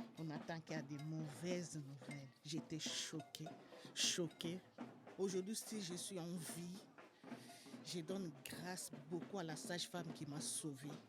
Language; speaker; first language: French; non-native, local second language; Lingala